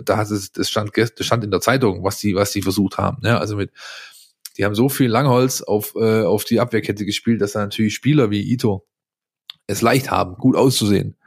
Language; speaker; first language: German; native; German